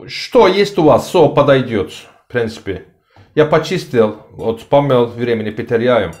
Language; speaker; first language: Russian; non-native, learner; Turkish